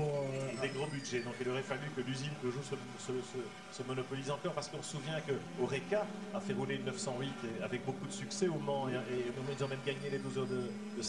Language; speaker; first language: French; native; French